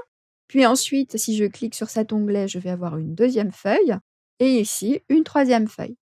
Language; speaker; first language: French; native; French